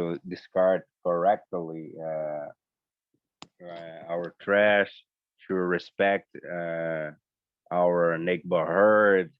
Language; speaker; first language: English; non-native, learner; Portuguese